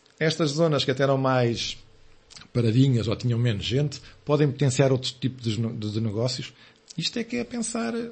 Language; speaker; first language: Portuguese; native; Portuguese